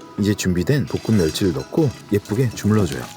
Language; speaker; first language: Korean; native; Korean